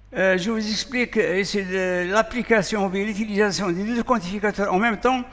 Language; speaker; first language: French; non-native, local second language; Arabic